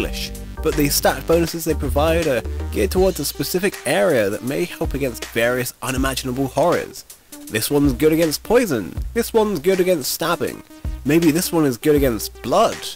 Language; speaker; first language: English; native; English